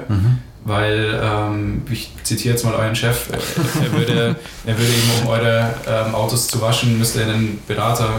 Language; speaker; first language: German; native; German